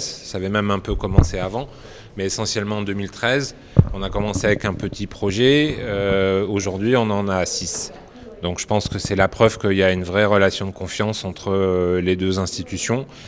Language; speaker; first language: French; native; French